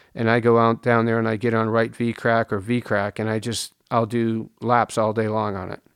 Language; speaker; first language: English; native; English